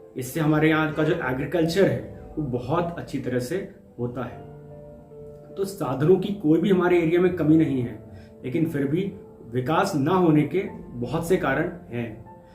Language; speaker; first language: Hindi; native; Hindi